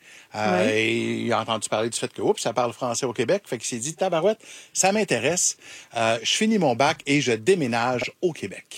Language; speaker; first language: French; native; French